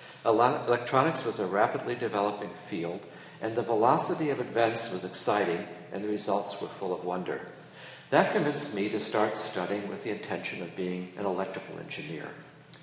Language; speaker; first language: English; native; English